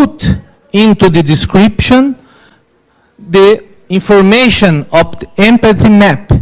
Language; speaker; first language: English; non-native, learner; Portuguese